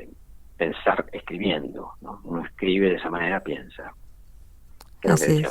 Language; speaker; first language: Spanish; native; Spanish